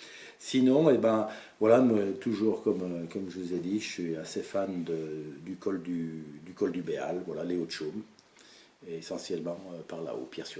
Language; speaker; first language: French; native; French